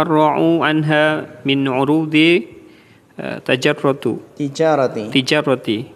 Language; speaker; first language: Arabic; non-native, learner; Indonesian